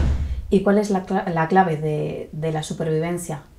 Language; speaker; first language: Spanish; native; Spanish